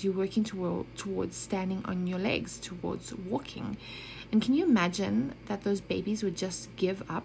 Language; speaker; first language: English; native; English